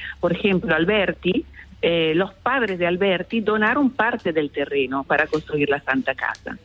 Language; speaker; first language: Spanish; non-native, fluent; Italian